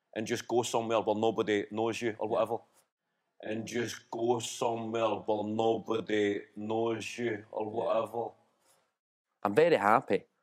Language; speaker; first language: English; native; English